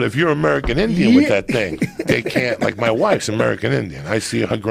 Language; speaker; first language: English; native; English